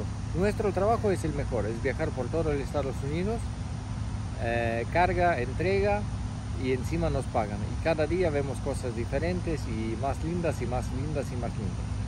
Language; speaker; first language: Spanish; native; Spanish